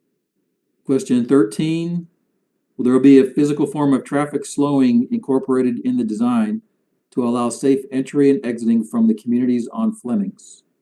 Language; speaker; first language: English; native; English